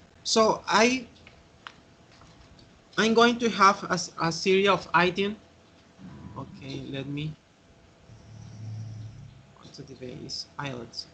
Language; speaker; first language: English; non-native, fluent; Spanish